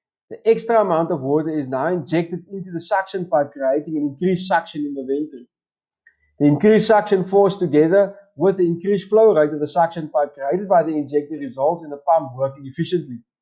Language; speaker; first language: English; non-native, local second language; Afrikaans